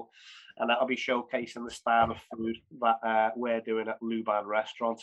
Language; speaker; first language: English; native; English